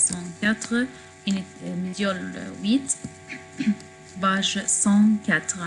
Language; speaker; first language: French; non-native, fluent; Arabic